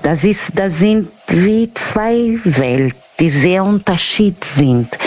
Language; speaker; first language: German; non-native, learner; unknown